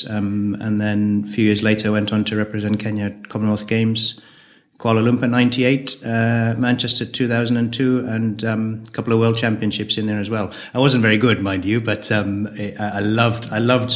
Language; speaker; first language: English; native; English